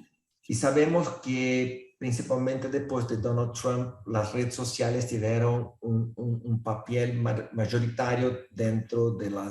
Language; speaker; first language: Spanish; non-native, fluent; Portuguese